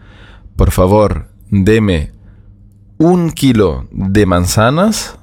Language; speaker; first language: Spanish; non-native, fluent; German